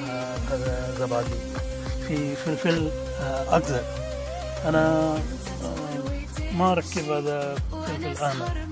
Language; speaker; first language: Arabic; non-native, learner; Urdu